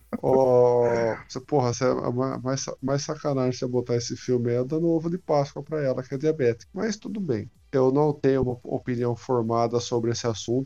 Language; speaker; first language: Portuguese; native; Portuguese